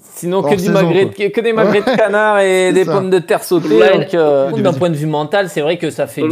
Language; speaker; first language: French; native; French